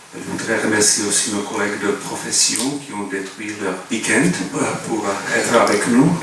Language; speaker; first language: French; non-native, learner; Czech